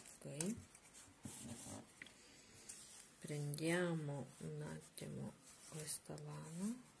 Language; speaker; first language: Italian; non-native, learner; Russian